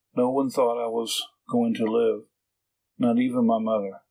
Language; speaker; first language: English; native; English